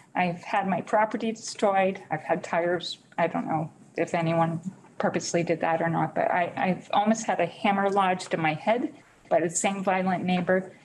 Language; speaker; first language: English; native; English